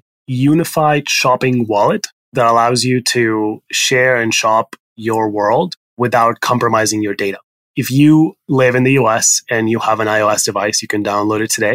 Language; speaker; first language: English; non-native, fluent; Spanish